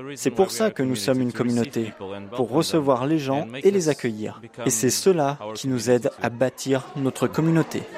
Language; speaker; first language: French; non-native, fluent; Portuguese